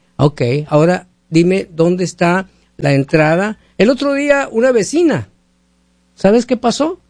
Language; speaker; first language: Spanish; native; Spanish